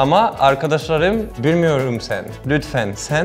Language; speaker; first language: Turkish; non-native, learner; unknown